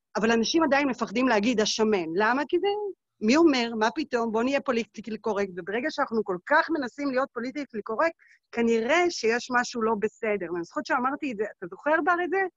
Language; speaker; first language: Hebrew; native; Hebrew